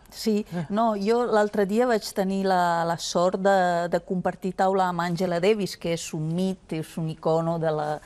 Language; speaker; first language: Catalan; non-native, fluent; Italian